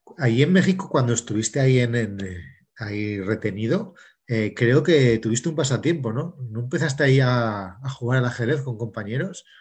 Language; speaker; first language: Spanish; native; Spanish